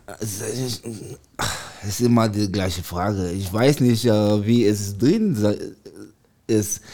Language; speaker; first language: German; non-native, learner; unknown